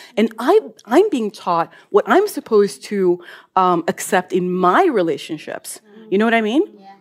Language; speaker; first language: English; non-native, fluent; Norwegian